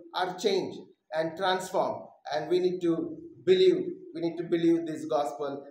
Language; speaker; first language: English; non-native, local second language; Marathi